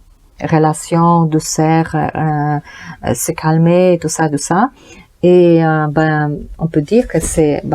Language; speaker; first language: French; non-native, learner; Polish